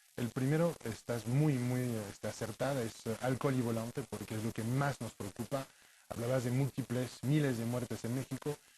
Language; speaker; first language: Spanish; non-native, fluent; French